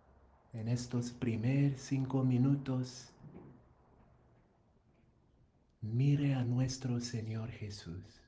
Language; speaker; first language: Spanish; non-native, fluent; English